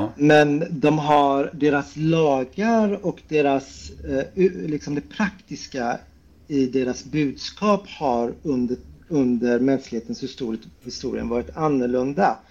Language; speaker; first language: Swedish; early bilingual, other home language; Persian